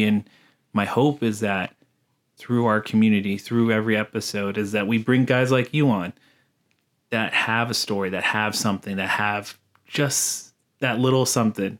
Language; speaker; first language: English; native; English